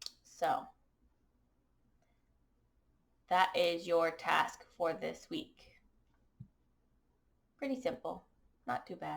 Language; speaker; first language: English; native; English